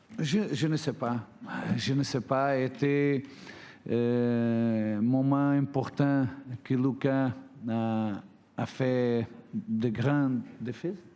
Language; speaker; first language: French; non-native, fluent; Portuguese